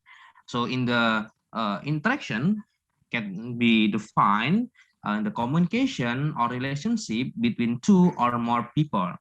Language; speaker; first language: English; non-native, learner; Indonesian